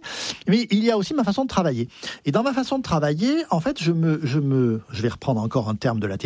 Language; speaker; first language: French; native; French